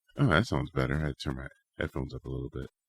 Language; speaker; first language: English; native; English